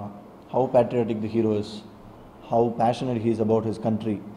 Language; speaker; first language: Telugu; non-native, learner; Tamil